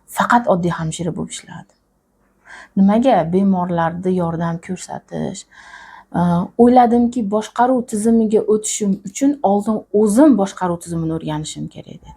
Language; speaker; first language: Uzbek; native; Uzbek